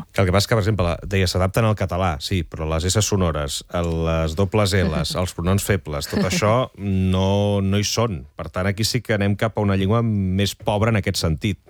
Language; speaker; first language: Catalan; native; Catalan